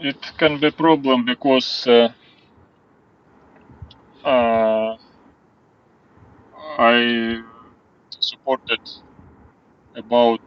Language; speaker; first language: English; non-native, learner; Russian